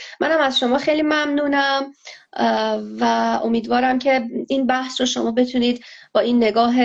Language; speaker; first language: Persian; non-native, local second language; Azerbaijani